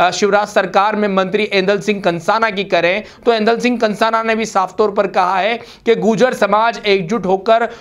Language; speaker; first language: Hindi; native; Hindi